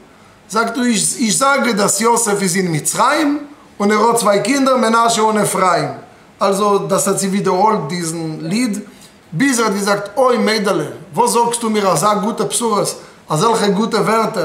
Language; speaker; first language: German; non-native, fluent; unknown